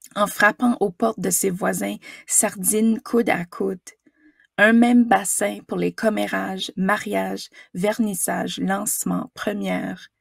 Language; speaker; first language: French; native; French